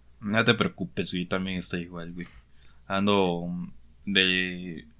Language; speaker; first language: Spanish; native; Spanish